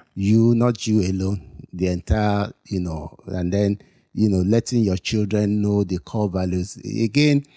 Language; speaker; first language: English; non-native, local second language; Yoruba